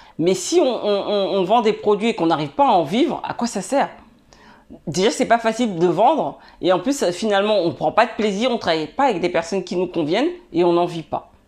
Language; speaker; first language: French; native; French